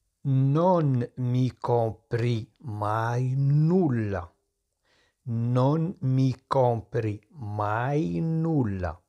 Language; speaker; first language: Italian; non-native, fluent; Arabic